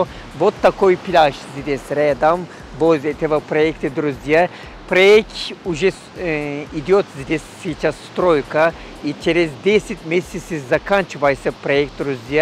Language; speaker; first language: Russian; non-native, learner; Turkish